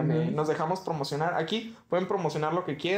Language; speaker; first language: Spanish; native; Spanish